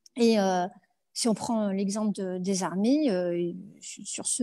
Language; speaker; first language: French; native; French